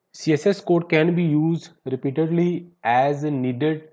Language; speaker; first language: English; non-native, local second language; Punjabi